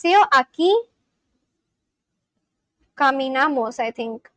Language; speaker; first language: Spanish; non-native, learner; English